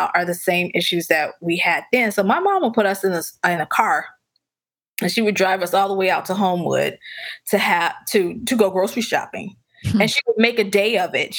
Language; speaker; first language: English; native; English